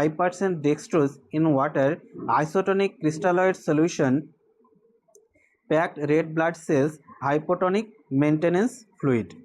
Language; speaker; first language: English; non-native, local second language; Bangla